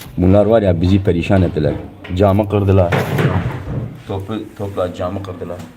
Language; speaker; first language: Turkish; non-native, local second language; Kurdish